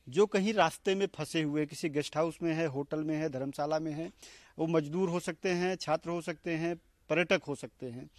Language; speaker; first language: Hindi; native; Hindi